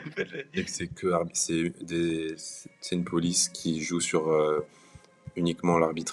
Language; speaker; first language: French; native; French